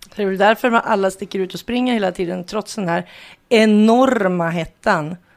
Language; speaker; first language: Swedish; native; Swedish